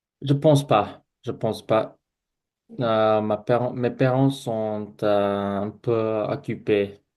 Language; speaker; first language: French; non-native, learner; English